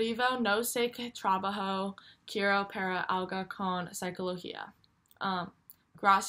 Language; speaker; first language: Spanish; non-native, learner; English